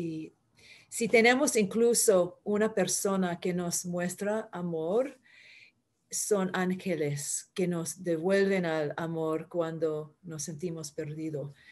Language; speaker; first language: Spanish; early bilingual, heritage; Spanish